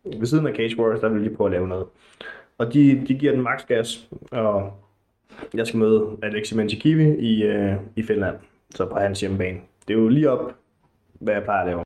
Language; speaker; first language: Danish; native; Danish